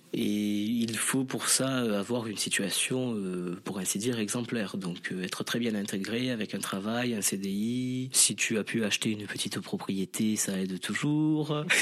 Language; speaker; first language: French; non-native, local second language; Morisyen